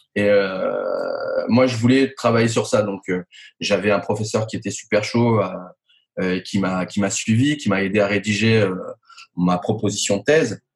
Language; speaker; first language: French; native; French